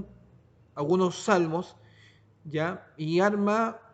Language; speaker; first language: Spanish; native; Spanish